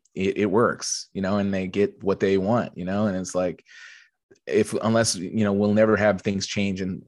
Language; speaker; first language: English; native; English